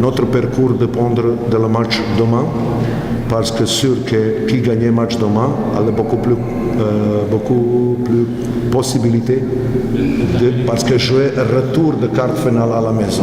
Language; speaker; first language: French; non-native, learner; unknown